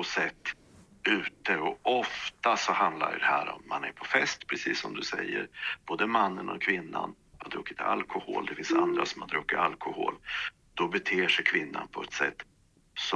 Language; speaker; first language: Swedish; native; Swedish